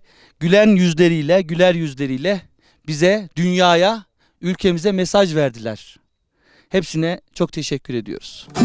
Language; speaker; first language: Turkish; native; Turkish